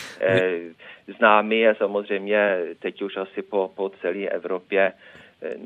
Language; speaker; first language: Czech; non-native, fluent; Norwegian